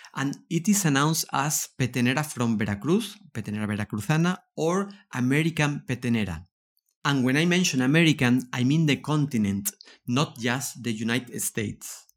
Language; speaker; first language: English; non-native, fluent; Spanish